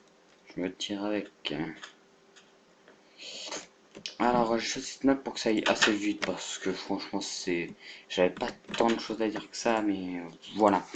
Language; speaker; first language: French; native; French